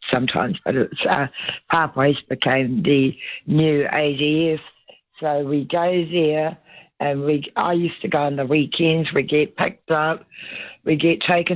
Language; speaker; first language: English; native; English